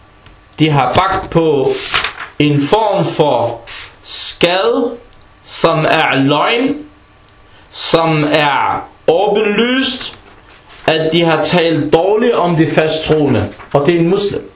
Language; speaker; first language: Danish; early bilingual, other home language; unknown